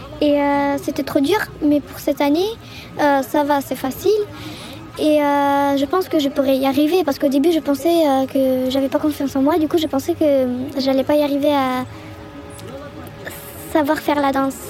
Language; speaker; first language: French; early bilingual, other home language; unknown